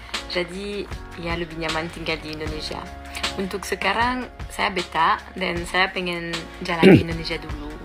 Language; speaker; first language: Indonesian; non-native, fluent; French